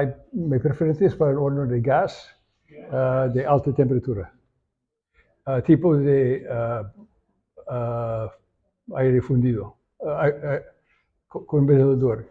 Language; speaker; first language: Spanish; non-native, learner; English